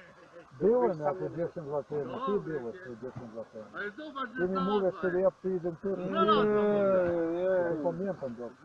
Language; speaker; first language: Polish; non-native, learner; Slovenian